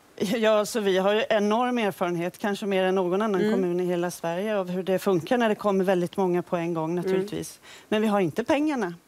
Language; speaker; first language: Swedish; native; Swedish